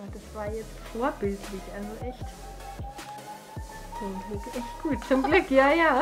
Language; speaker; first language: German; native; German